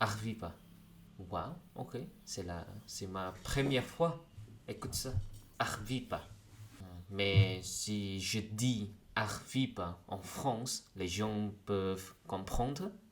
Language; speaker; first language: French; non-native, learner; Indonesian